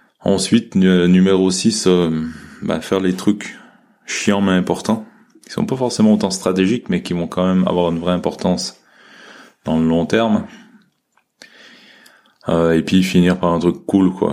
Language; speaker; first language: French; native; French